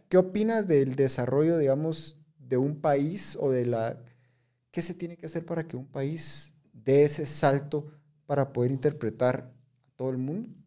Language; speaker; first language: Spanish; native; Spanish